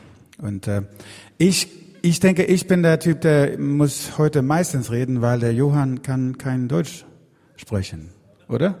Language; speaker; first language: German; non-native, fluent; Swedish